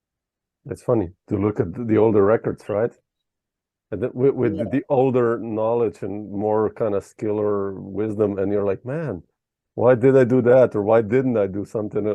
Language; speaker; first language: English; non-native, fluent; Slovenian